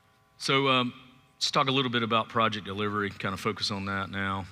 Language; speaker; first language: English; native; English